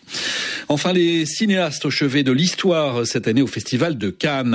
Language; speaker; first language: French; native; French